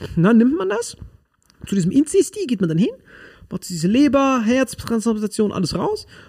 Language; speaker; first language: German; non-native, fluent; Spanish